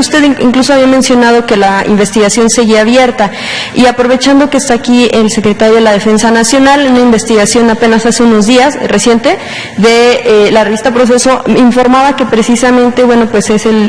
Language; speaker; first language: Spanish; native; Spanish